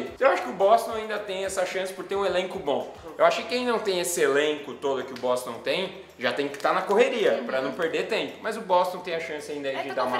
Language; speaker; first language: Portuguese; native; Portuguese